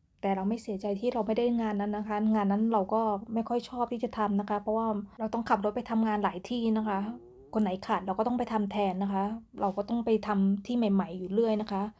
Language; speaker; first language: Thai; native; Thai